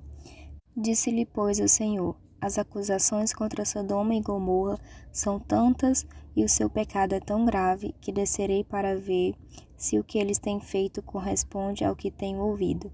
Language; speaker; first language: Portuguese; native; Portuguese